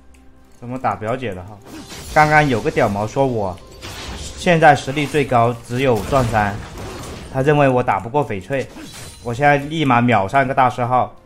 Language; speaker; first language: Chinese; native; Chinese